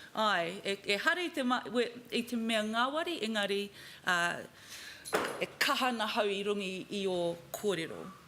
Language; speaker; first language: Māori; non-native, local second language; English